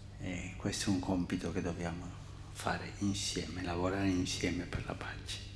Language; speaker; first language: Italian; non-native, fluent; Spanish